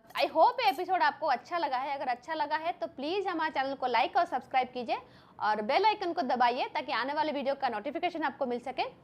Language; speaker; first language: Hindi; non-native, local second language; Bangla